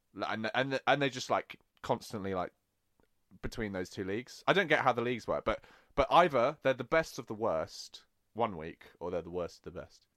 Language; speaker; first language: English; native; English